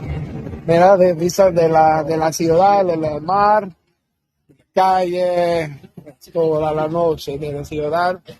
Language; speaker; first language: Spanish; non-native, learner; English